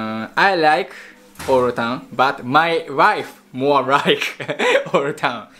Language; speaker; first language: English; non-native, learner; Japanese